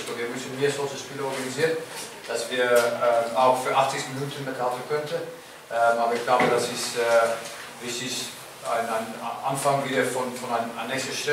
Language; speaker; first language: German; non-native, fluent; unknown